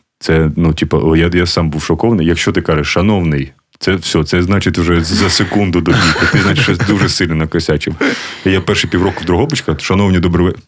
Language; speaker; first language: Ukrainian; native; Ukrainian